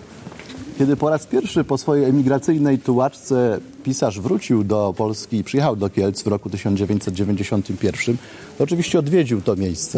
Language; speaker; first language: Polish; native; Polish